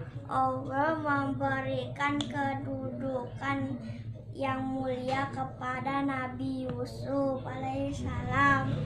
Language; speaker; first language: Indonesian; native; Indonesian